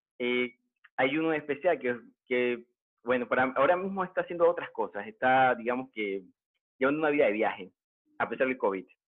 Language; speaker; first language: Spanish; native; Spanish